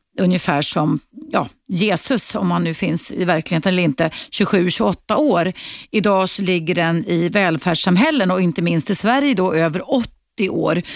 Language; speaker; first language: Swedish; native; Swedish